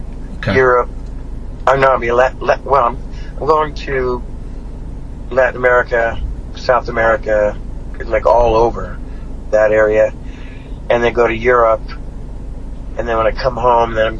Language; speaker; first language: English; native; English